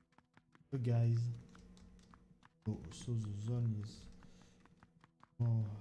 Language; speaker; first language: English; non-native, learner; French